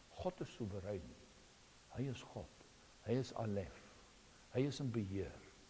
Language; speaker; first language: English; non-native, local second language; Afrikaans